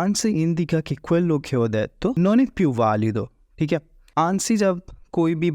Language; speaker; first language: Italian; non-native, fluent; Urdu